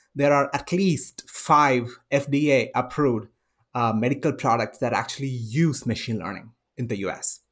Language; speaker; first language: English; non-native, local second language; Malayalam